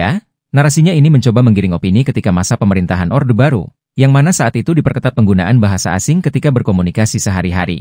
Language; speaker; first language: Indonesian; native; Indonesian